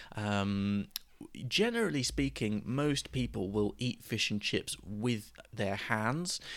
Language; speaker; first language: English; native; English